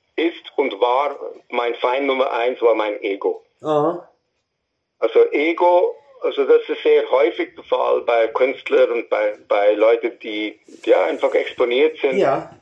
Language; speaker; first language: German; non-native, fluent; English